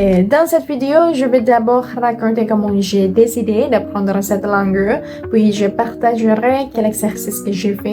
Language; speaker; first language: French; non-native, learner; Indonesian